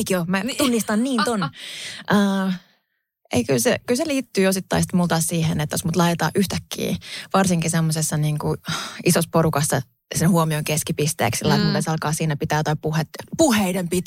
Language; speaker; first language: Finnish; native; Finnish